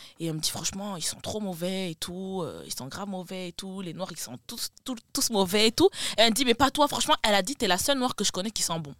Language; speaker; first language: French; native; French